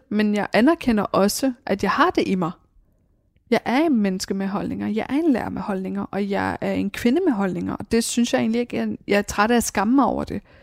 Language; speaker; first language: Danish; early bilingual, other home language; Persian